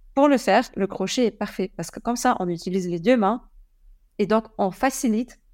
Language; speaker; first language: French; early bilingual, other home language; German